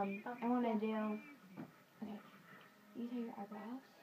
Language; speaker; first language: English; native; English